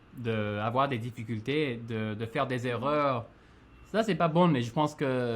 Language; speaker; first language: French; non-native, fluent; English